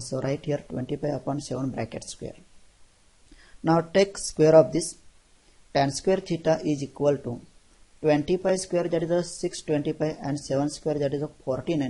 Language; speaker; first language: English; non-native, local second language; Marathi